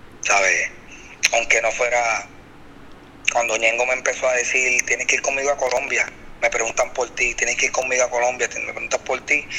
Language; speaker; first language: Spanish; native; Spanish